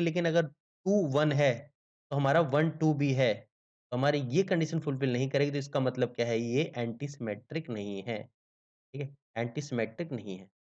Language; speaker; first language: Hindi; native; Hindi